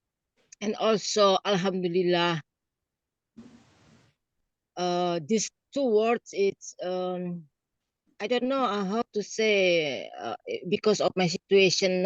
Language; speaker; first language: English; non-native, learner; Indonesian